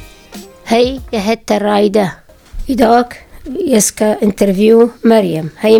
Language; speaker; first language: Swedish; non-native, learner; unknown